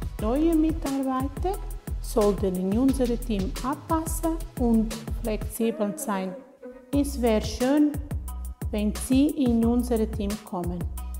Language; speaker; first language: German; non-native, learner; Portuguese